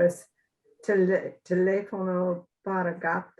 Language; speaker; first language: Spanish; non-native, learner; English